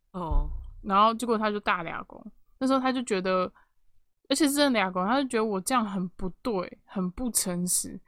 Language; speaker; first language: Chinese; native; Chinese